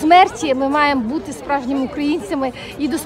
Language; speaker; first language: Ukrainian; native; Ukrainian